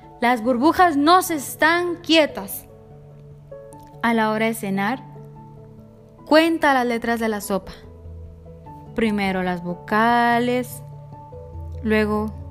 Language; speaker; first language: Spanish; native; Spanish